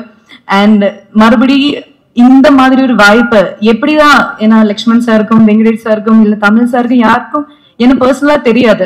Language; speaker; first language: Tamil; non-native, fluent; Malayalam